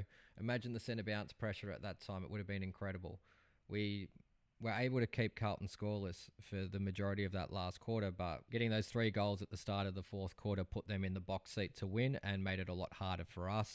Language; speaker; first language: English; native; English